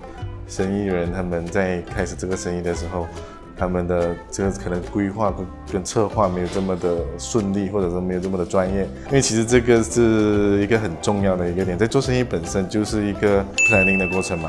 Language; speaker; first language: Chinese; native; Chinese